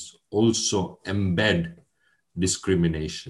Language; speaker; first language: English; non-native, local second language; Gujarati